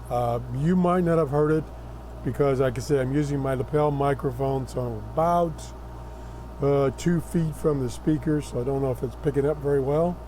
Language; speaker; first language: English; native; English